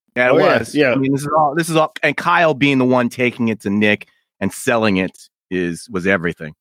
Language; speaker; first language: English; native; English